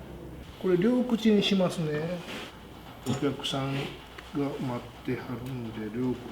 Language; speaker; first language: Japanese; native; Japanese